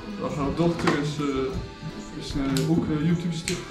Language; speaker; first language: Dutch; non-native, fluent; French